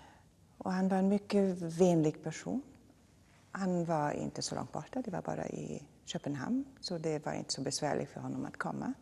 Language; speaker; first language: Swedish; non-native, fluent; German